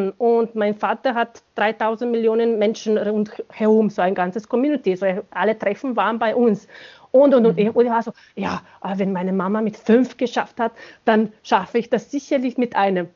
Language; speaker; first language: German; non-native, fluent; Bosnian